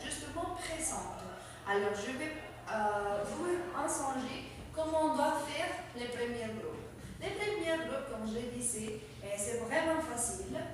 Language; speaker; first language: French; non-native, fluent; Spanish